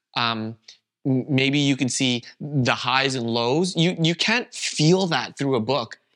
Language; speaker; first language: English; non-native, fluent; Vietnamese